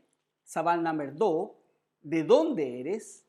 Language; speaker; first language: Spanish; non-native, learner; Urdu